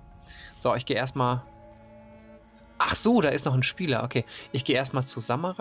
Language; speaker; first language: German; native; German